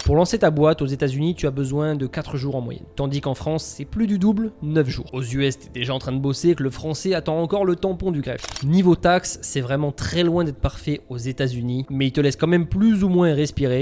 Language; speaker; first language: French; native; French